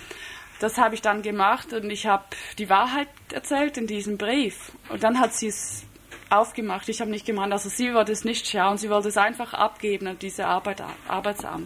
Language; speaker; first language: German; non-native, fluent; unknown